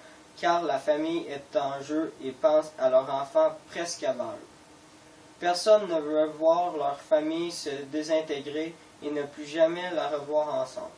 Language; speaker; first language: French; native; French